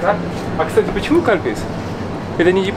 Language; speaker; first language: Russian; non-native, fluent; Spanish